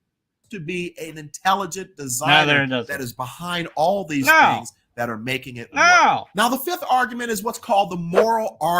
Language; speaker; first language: English; native; English